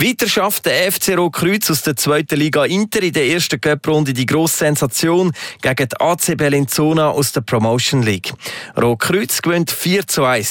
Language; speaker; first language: German; native; German